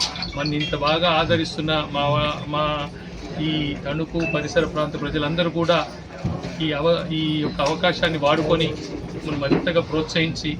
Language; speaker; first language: Telugu; native; Telugu